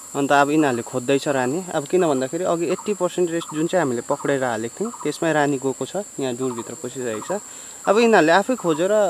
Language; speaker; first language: Nepali; native; Nepali